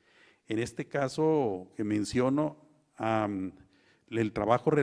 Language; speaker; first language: Spanish; native; Spanish